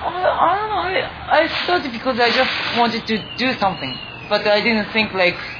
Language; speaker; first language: English; non-native, fluent; Japanese